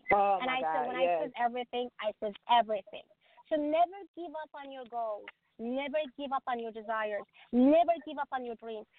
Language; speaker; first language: English; non-native, fluent; Persian